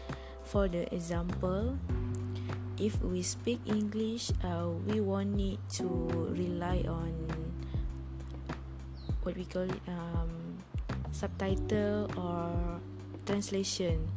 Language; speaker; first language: English; non-native, learner; Malay